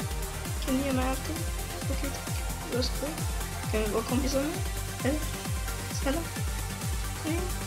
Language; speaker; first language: Swedish; early bilingual, other home language; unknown